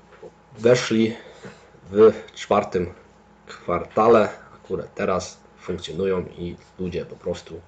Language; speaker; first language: Polish; early bilingual, heritage; Polish